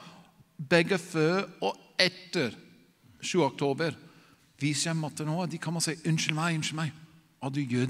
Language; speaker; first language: Norwegian; non-native, fluent; English